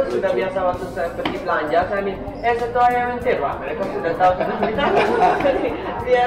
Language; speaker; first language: Indonesian; non-native, fluent; Italian